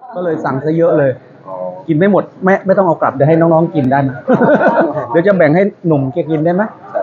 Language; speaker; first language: Thai; native; Thai